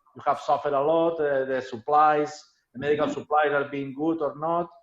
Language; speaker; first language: English; non-native, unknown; Catalan